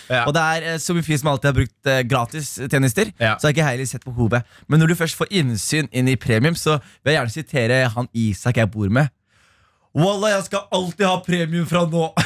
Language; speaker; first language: Norwegian; early bilingual, other home language; Somali